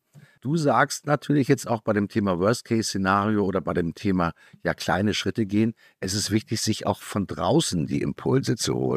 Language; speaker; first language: German; native; German